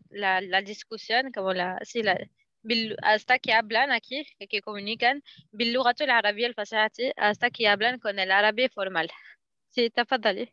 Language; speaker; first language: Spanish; non-native, learner; Arabic